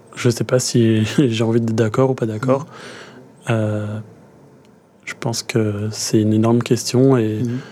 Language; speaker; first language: French; native; French